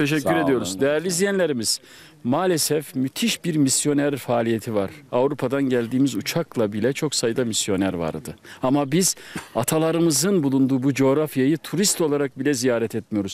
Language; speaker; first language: Turkish; native; Turkish